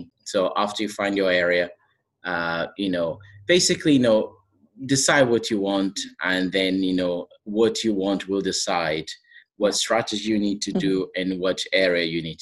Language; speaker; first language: English; non-native, fluent; Portuguese